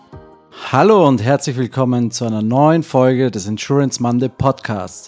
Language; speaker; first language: German; native; German